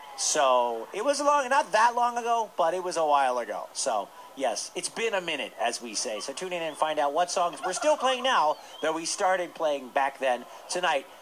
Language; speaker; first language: English; native; English